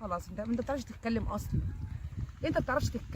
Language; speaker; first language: Arabic; native; Arabic